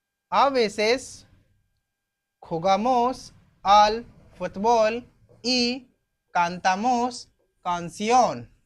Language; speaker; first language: Spanish; non-native, fluent; Hindi